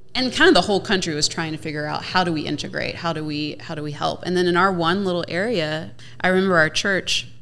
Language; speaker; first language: English; native; English